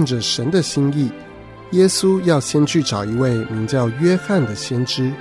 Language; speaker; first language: Chinese; native; Chinese